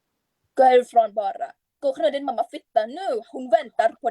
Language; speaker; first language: Swedish; non-native, learner; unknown